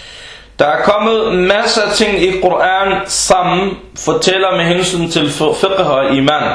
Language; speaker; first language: Danish; early bilingual, other home language; Arabic